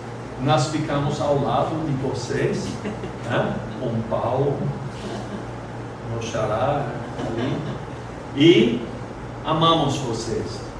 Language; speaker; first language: Portuguese; non-native, fluent; English